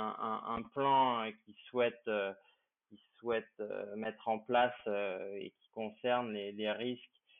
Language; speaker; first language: French; native; French